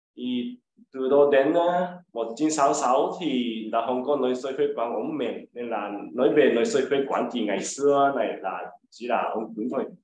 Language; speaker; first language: Vietnamese; non-native, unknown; Japanese